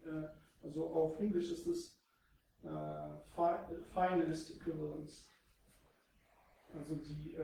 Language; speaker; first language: German; non-native, fluent; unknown